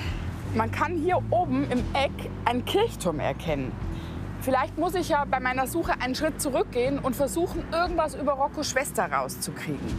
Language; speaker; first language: German; native; German